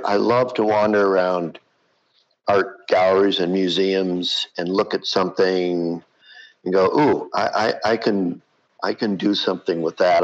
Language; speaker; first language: English; native; English